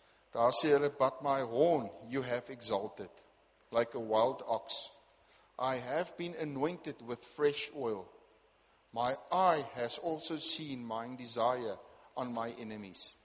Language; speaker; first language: English; non-native, local second language; Afrikaans